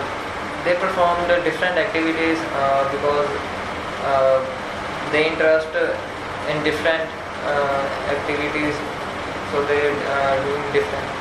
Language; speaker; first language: English; non-native, learner; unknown